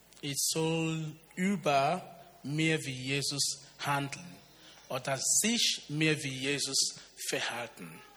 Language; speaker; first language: German; non-native, learner; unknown